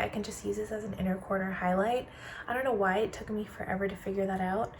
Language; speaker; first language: English; native; English